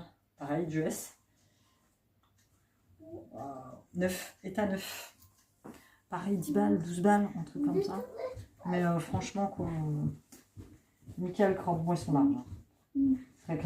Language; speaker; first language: French; native; French